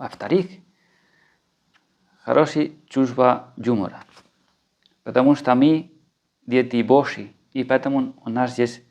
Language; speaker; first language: Russian; non-native, fluent; Spanish